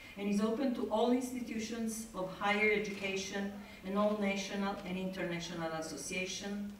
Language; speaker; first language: English; non-native, fluent; Italian